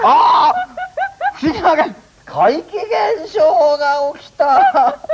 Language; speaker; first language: Japanese; native; Japanese